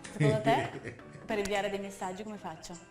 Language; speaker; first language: Italian; native; Italian